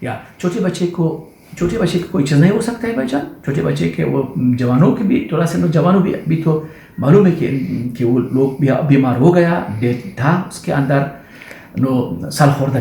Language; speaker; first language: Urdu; non-native, learner; Persian